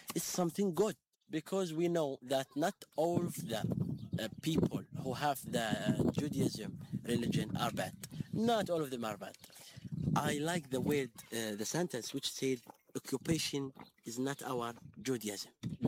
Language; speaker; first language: English; non-native, fluent; Arabic